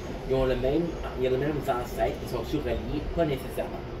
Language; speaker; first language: French; native; French